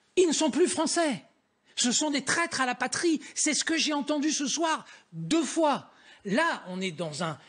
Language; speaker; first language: French; native; French